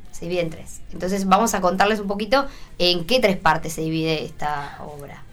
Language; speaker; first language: Spanish; native; Spanish